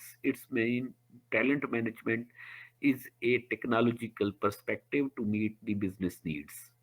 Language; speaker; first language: English; non-native, local second language; Urdu